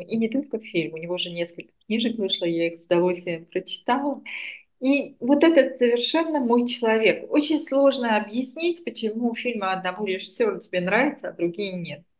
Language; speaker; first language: Russian; non-native, local second language; Armenian